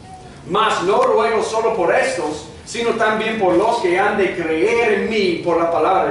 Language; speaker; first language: Spanish; non-native, fluent; English